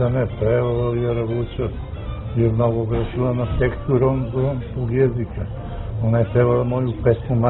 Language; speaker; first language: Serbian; non-native, local second language; Romany